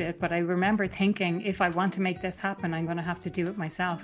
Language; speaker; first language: English; native; English